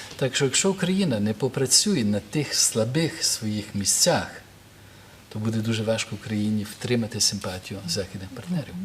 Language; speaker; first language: Ukrainian; early bilingual, heritage; Ukrainian